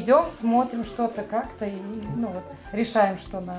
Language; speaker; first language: Russian; native; Russian